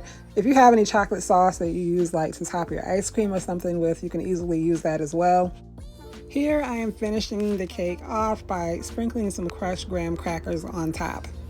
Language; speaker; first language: English; native; English